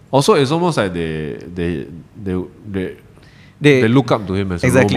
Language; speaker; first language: English; native; English